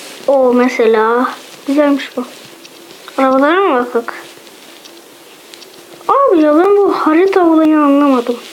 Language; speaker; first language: Turkish; native; Turkish